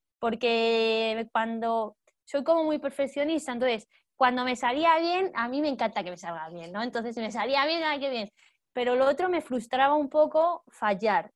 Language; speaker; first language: Spanish; native; Spanish